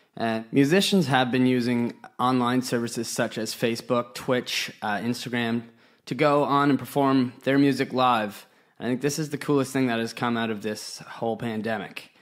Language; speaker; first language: English; native; English